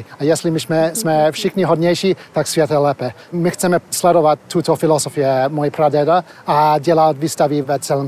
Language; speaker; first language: Czech; early bilingual, heritage; Czech